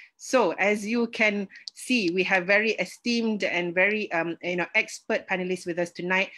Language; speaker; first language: English; non-native, local second language; Malay